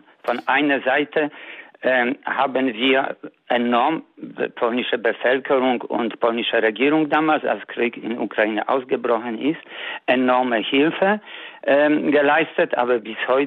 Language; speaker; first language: German; non-native, fluent; Polish